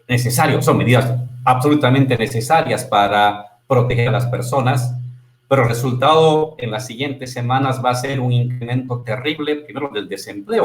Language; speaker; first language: Spanish; native; Spanish